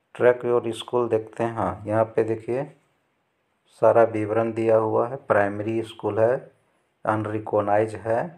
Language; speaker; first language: Hindi; native; Hindi